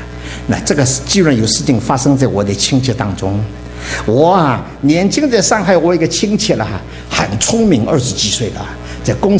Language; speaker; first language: Chinese; native; Chinese